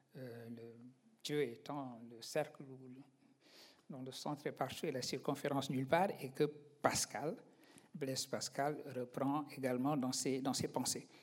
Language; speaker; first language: French; non-native, local second language; Wolof